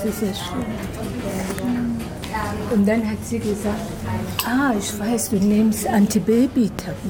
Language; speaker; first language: German; non-native, fluent; Persian